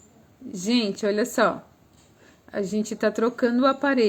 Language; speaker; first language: Portuguese; native; Portuguese